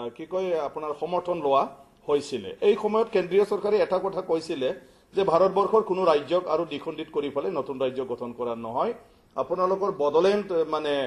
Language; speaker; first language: Assamese; non-native, local second language; Bodo